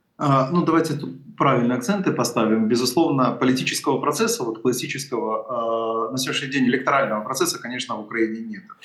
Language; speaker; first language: Russian; non-native, local second language; Ukrainian